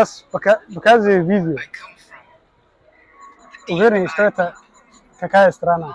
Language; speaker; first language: Russian; non-native, learner; Somali